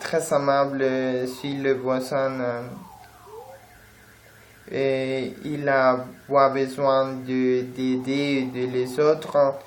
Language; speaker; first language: French; non-native, learner; Spanish